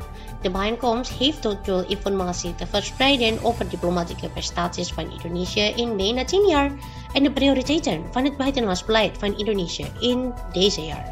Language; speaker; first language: Dutch; non-native, local second language; Indonesian